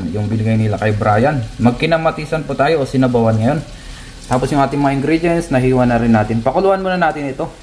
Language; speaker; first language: Filipino; native; Filipino